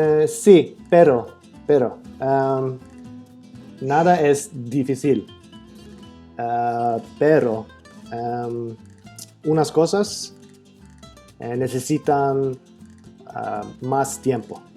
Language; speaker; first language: Spanish; non-native, learner; Swedish